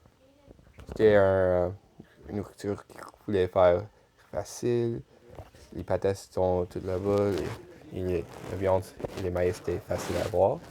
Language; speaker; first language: French; non-native, local second language; English